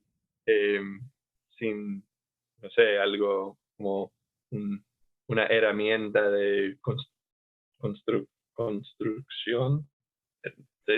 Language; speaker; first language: Spanish; non-native, fluent; English